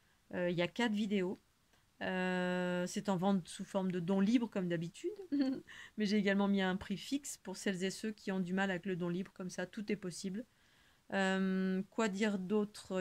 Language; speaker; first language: French; native; French